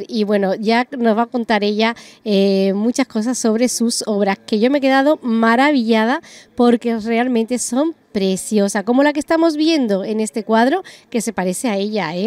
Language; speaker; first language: Spanish; native; Spanish